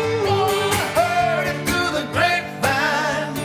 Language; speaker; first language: English; native; English